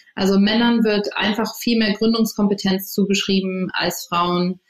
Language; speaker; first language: German; early bilingual, other home language; English